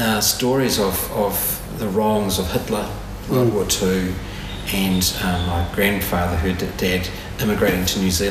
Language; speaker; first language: English; native; English